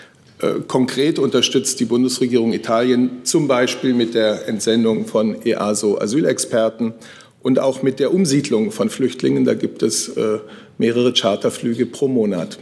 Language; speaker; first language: German; native; German